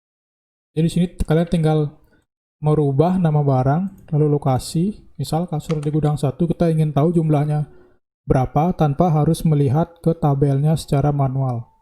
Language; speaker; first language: Indonesian; native; Indonesian